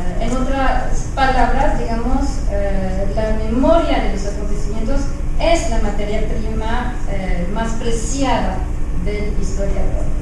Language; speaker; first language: Spanish; non-native, fluent; French